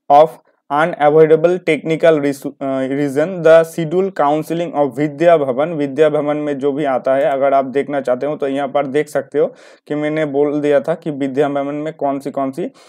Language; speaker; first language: Hindi; non-native, local second language; Bangla